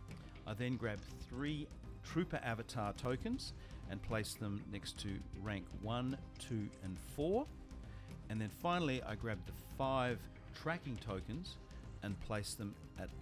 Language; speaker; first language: English; native; English